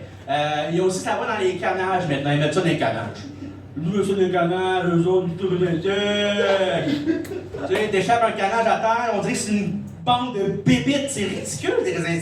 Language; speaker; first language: French; native; French